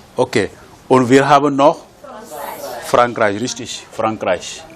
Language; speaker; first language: German; non-native, fluent; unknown